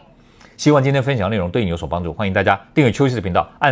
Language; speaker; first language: Chinese; native; Chinese